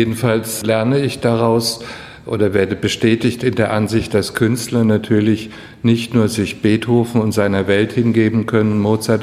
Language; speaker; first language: German; native; German